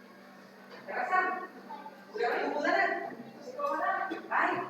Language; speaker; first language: Basque; non-native, local second language; Spanish